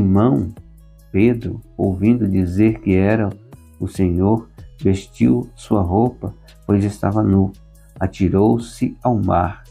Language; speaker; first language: Portuguese; native; Portuguese